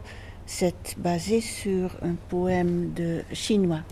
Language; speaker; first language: French; non-native, learner; Dutch